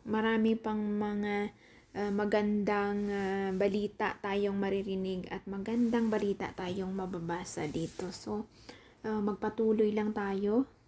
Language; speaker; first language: Filipino; native; Filipino